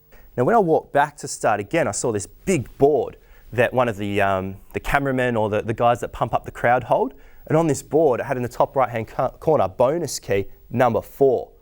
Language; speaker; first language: English; native; English